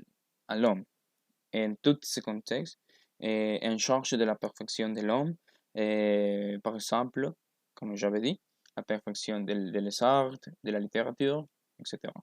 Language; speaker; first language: French; non-native, learner; Spanish